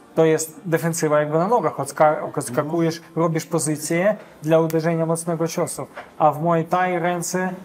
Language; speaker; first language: Polish; non-native, fluent; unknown